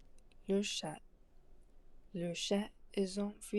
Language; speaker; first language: French; non-native, learner; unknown